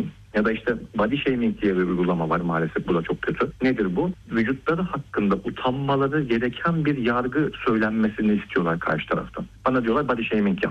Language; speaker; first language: Turkish; native; Turkish